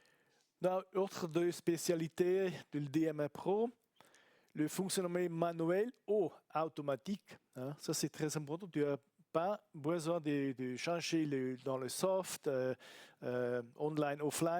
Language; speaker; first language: French; non-native, learner; Italian